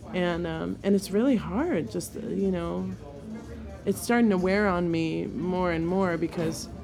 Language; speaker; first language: English; native; English